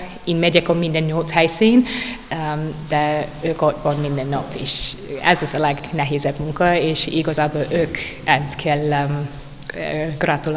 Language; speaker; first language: Hungarian; non-native, learner; English